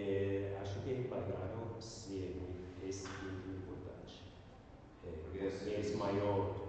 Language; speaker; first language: Portuguese; non-native, learner; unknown